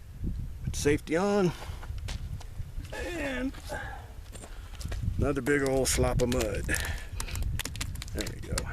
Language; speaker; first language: English; native; English